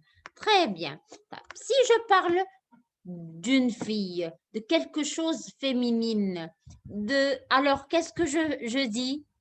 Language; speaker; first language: French; non-native, fluent; Arabic